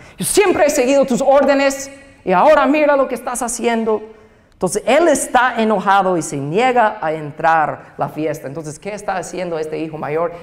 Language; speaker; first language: Spanish; non-native, fluent; English